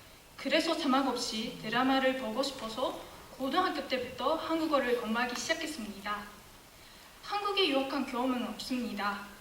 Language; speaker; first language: Korean; non-native, fluent; Japanese